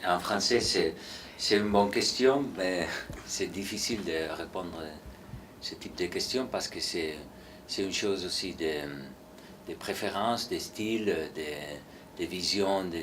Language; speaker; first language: French; non-native, fluent; Spanish